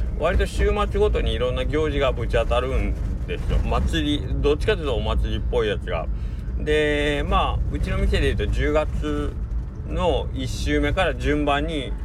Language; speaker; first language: Japanese; native; Japanese